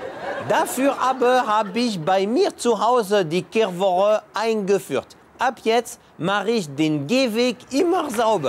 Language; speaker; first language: German; non-native, fluent; French